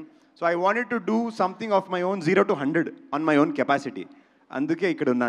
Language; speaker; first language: Telugu; non-native, local second language; Kannada